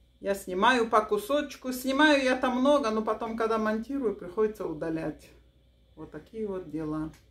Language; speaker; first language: Russian; non-native, local second language; Avaric